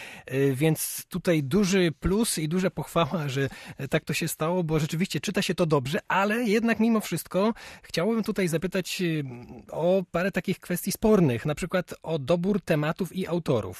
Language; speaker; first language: Polish; native; Polish